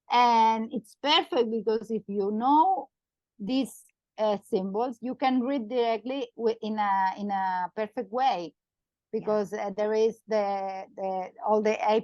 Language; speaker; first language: English; non-native, learner; Catalan